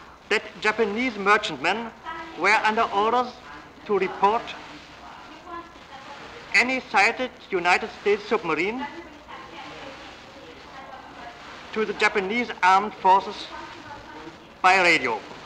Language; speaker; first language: English; non-native, fluent; German